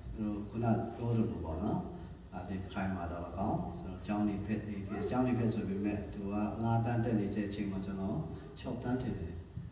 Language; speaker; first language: Burmese; non-native, local second language; Tedim Chin